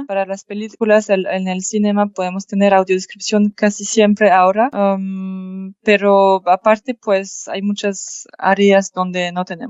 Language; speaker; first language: Spanish; non-native, fluent; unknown